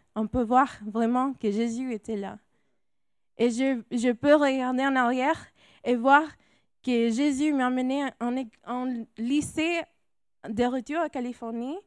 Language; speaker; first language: French; non-native, fluent; English